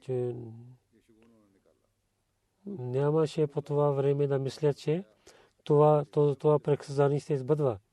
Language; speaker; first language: Bulgarian; non-native, learner; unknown